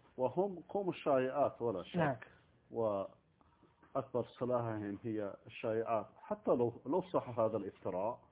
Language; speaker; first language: Arabic; non-native, local second language; Baluchi